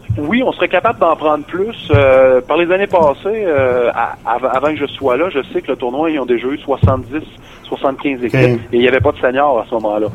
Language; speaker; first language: French; native; French